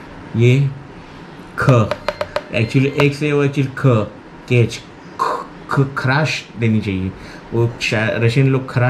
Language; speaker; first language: Hindi; non-native, local second language; Marathi